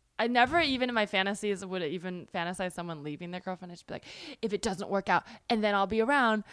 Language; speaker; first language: English; early bilingual, other home language; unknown